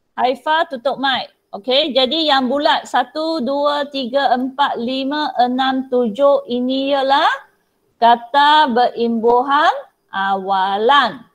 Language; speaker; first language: Malay; non-native, local second language; Chinese